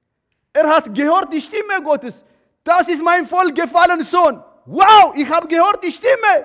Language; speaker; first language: German; non-native, learner; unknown